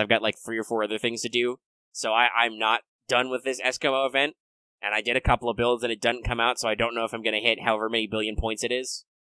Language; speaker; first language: English; native; English